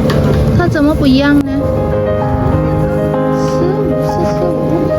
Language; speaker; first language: Chinese; non-native, fluent; Indonesian